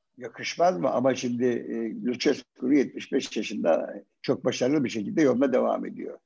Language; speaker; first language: Turkish; native; Turkish